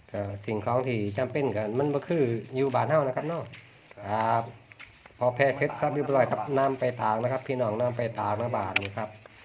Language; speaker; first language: Thai; native; Thai